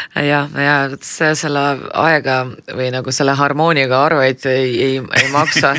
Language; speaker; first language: Estonian; non-native, local second language; Russian